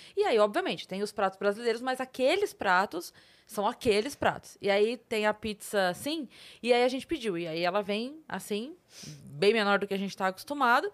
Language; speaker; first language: Portuguese; native; Portuguese